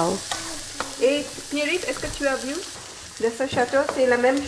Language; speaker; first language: French; non-native, fluent; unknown